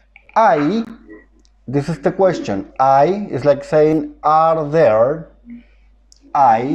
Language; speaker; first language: English; non-native, fluent; Spanish